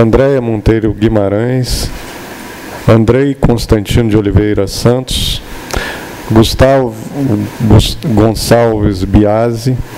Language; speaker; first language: Portuguese; native; Portuguese